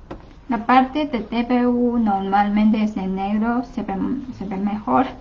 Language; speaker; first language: Spanish; non-native, learner; Chinese